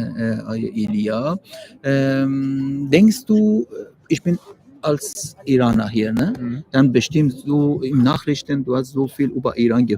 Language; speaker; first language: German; non-native, learner; Persian